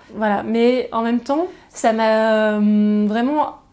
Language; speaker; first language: French; native; French